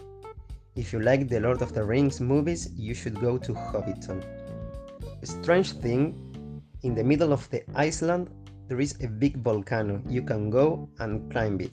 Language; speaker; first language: English; non-native, fluent; Spanish